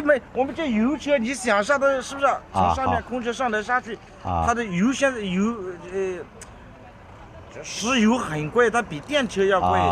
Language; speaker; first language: Chinese; native; Chinese